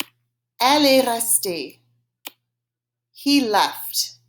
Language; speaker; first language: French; non-native, fluent; English